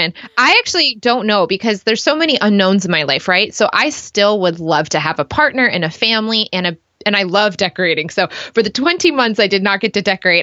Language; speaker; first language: English; native; English